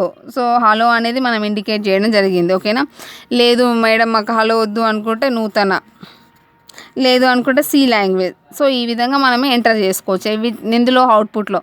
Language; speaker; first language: Telugu; native; Telugu